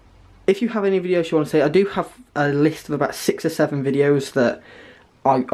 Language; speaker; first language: English; native; English